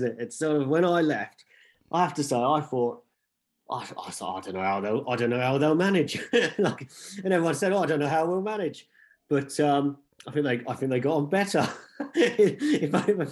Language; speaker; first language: English; native; English